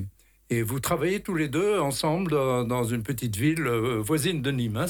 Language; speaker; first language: French; native; French